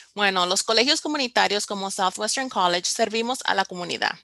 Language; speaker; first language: Spanish; early bilingual, heritage; Spanish